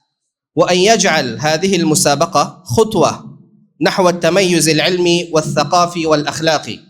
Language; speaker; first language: Arabic; non-native, learner; Bangla